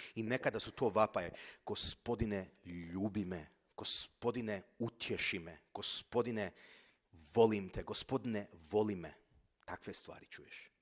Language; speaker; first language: Croatian; early bilingual, heritage; Croatian